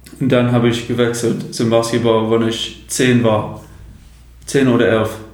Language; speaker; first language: German; non-native, learner; English